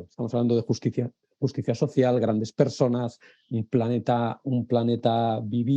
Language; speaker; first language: Spanish; native; Spanish